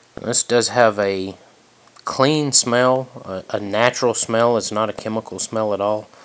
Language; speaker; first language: English; native; English